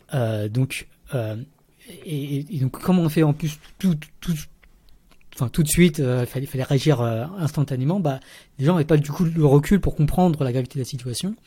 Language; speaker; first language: French; early bilingual, other home language; Vietnamese